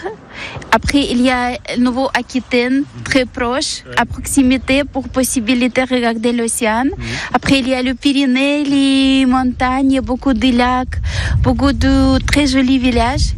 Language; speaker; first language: French; non-native, learner; Ukrainian